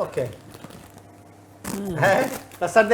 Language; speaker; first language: Italian; non-native, fluent; English